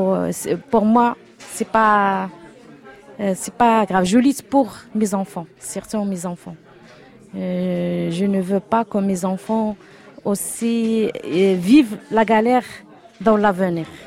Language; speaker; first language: French; non-native, learner; Arabic